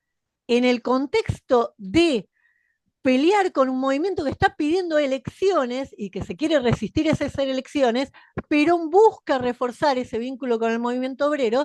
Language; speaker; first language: Spanish; native; Spanish